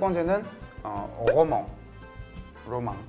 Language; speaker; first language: Korean; non-native, fluent; French